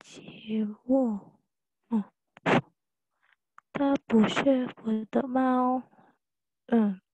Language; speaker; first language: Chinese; non-native, learner; Indonesian